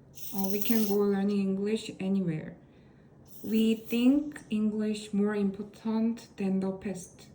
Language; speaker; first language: English; non-native, learner; Korean